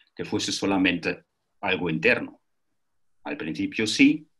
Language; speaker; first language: Spanish; non-native, fluent; German